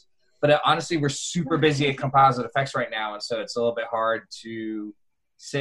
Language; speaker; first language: English; native; English